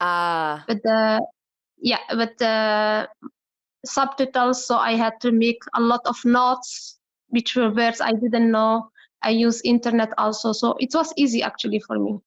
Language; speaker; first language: English; non-native, learner; Arabic